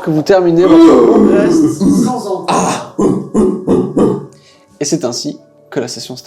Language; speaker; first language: French; native; French